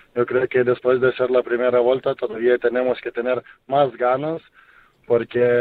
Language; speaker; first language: Spanish; non-native, fluent; Lithuanian